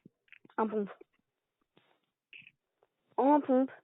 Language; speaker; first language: French; native; French